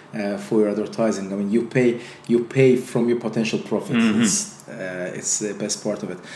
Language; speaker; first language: English; non-native, fluent; Azerbaijani